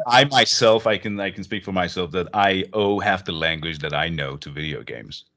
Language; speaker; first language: English; non-native, fluent; Persian